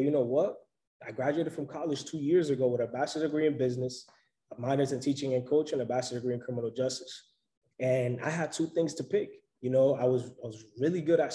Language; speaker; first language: English; native; English